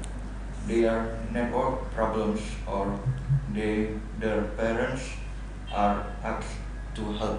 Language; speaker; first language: English; non-native, learner; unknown